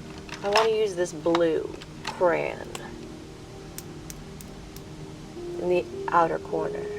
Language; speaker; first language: English; native; English